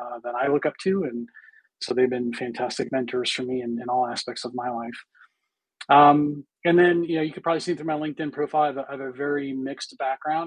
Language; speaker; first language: English; native; English